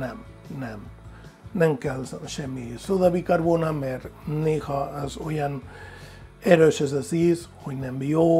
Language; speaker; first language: Hungarian; non-native, fluent; Spanish